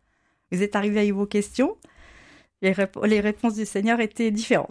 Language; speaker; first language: French; native; French